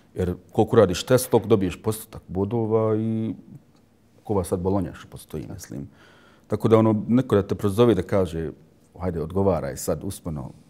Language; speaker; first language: Bosnian; early bilingual, heritage; Bosnian